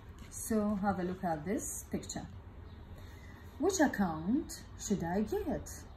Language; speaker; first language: English; non-native, fluent; Arabic